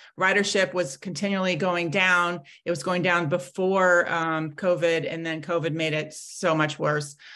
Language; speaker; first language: English; native; English